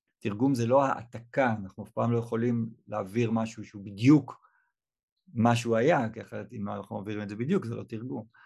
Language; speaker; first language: Hebrew; native; Hebrew